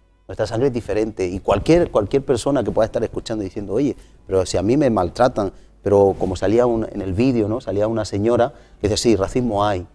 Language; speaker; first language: Spanish; native; Spanish